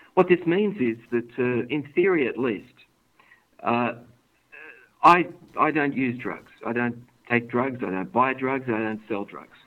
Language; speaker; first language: English; native; English